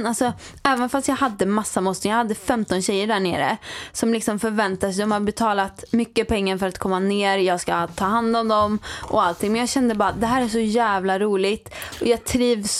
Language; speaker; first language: Swedish; native; Swedish